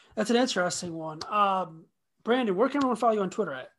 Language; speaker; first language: English; native; English